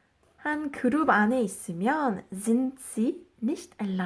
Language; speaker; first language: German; non-native, fluent; Korean